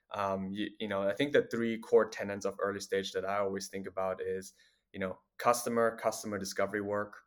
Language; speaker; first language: English; non-native, fluent; German